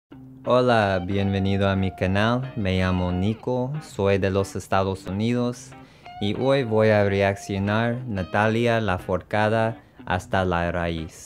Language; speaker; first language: Spanish; non-native, learner; English